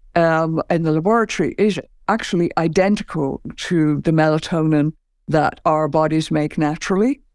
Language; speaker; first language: English; native; English